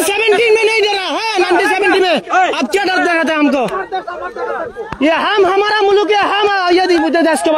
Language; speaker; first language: Hindi; non-native, learner; Bangla